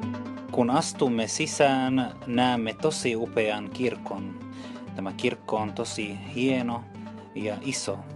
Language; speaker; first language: Finnish; non-native, fluent; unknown